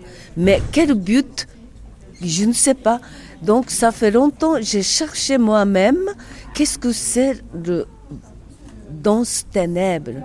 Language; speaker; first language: French; non-native, learner; Japanese